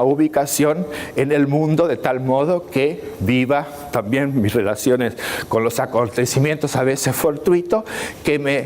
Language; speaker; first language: Spanish; native; Spanish